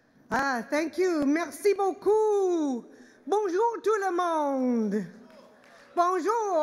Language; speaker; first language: French; non-native, learner; English